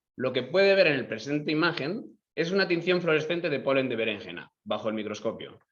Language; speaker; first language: Spanish; native; Spanish